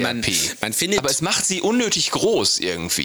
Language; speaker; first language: German; native; German